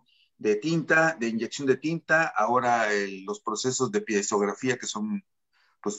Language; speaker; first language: Spanish; native; Spanish